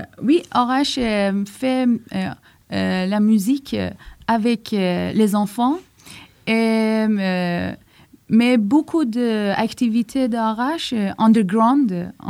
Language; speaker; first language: French; non-native, learner; Persian